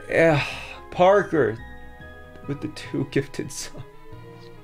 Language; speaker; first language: English; native; English